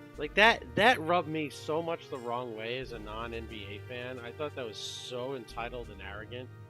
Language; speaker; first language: English; native; English